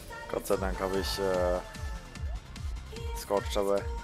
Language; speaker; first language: German; native; German